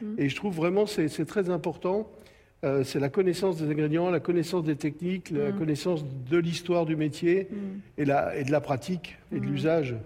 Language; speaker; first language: French; native; French